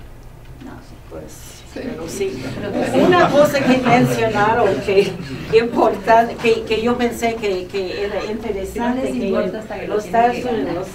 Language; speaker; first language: Spanish; non-native, fluent; English